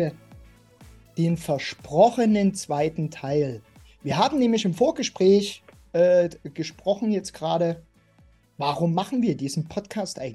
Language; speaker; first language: German; native; German